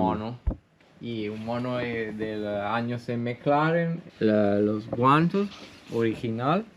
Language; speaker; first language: Spanish; non-native, learner; Italian